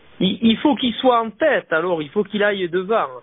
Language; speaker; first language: French; native; French